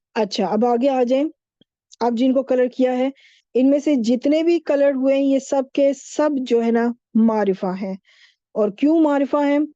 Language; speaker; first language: Urdu; native; Urdu